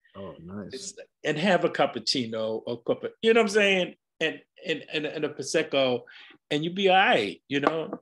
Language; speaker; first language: English; native; English